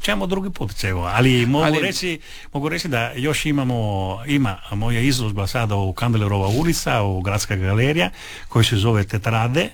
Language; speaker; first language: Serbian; non-native, fluent; Italian